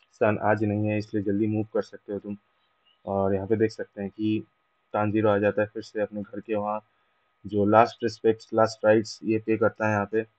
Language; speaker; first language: Hindi; non-native, local second language; Bangla